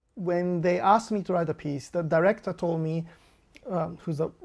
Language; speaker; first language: English; non-native, fluent; Japanese